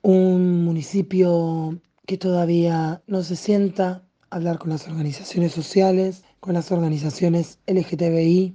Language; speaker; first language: Spanish; native; Spanish